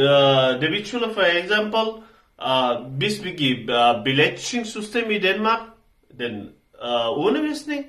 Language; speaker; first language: Danish; non-native, learner; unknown